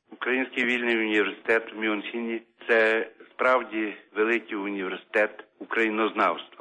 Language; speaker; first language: Ukrainian; native; Ukrainian